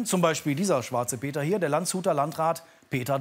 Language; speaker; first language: German; native; German